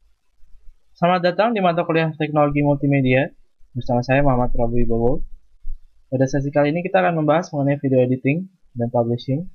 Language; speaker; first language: Indonesian; native; Indonesian